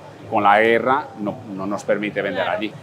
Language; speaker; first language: Spanish; non-native, fluent; Portuguese